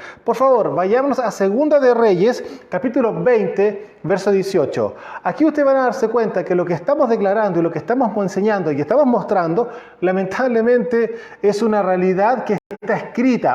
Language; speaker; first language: Spanish; native; Spanish